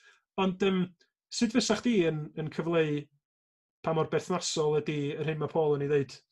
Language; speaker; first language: Welsh; native; Welsh